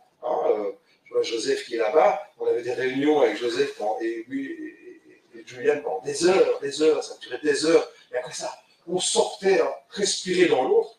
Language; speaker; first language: French; native; French